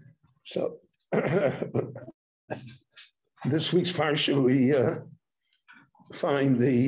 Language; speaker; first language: English; native; English